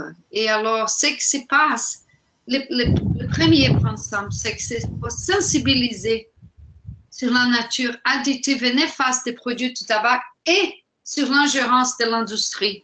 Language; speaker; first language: French; non-native, fluent; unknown